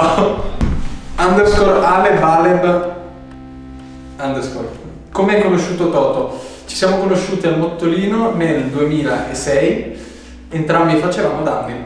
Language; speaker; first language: Italian; native; Italian